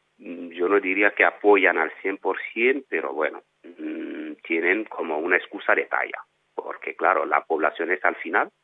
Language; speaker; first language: Spanish; non-native, fluent; French